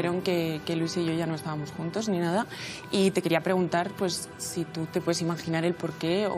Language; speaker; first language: Spanish; native; Spanish